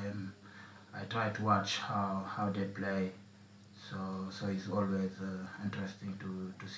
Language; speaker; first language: English; non-native, learner; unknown